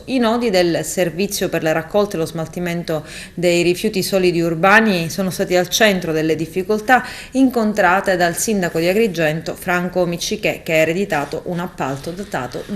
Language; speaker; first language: Italian; native; Italian